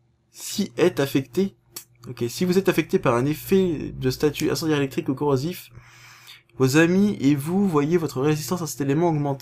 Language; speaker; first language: French; native; French